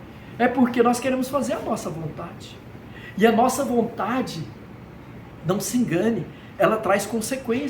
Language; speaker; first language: Portuguese; native; Portuguese